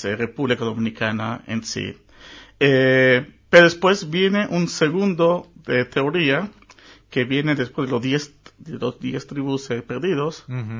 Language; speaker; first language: Spanish; early bilingual, heritage; Spanish